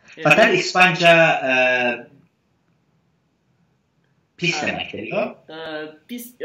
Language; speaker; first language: Azerbaijani; non-native, fluent; Turkish